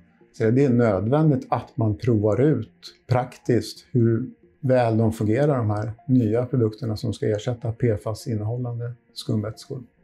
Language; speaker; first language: Swedish; native; Swedish